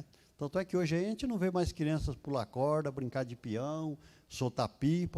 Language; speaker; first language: Portuguese; native; Portuguese